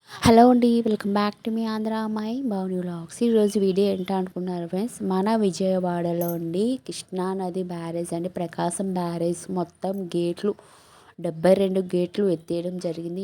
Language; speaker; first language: Telugu; native; Telugu